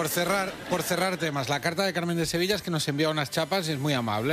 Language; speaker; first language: Spanish; native; Spanish